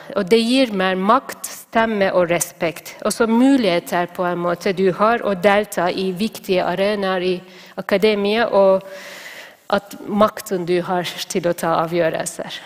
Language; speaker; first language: Norwegian; non-native, fluent; Turkish